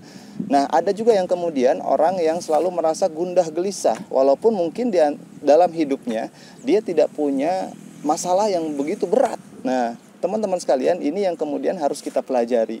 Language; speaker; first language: Indonesian; native; Indonesian